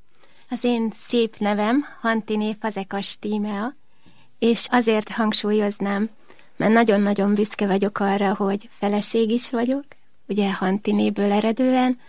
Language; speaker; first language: Hungarian; native; Hungarian